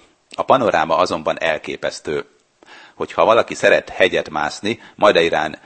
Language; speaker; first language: Hungarian; native; Hungarian